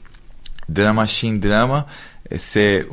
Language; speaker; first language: French; non-native, learner; Portuguese